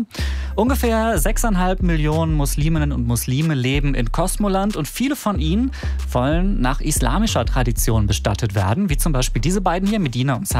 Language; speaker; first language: German; native; German